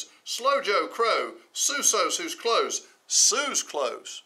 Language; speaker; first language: English; native; English